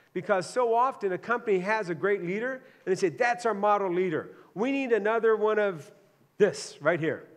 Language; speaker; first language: English; native; English